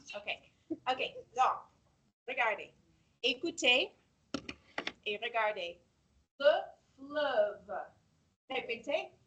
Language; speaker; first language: French; non-native, fluent; English